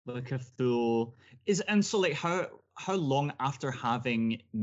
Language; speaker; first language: English; native; English